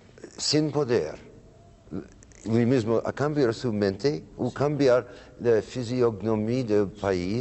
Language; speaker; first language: Spanish; non-native, learner; English